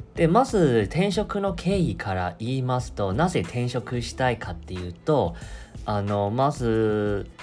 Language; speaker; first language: Japanese; non-native, fluent; Chinese